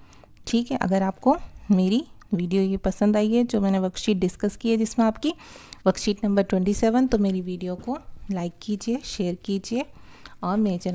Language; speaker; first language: Hindi; native; Hindi